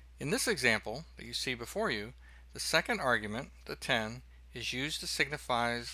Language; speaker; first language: English; native; English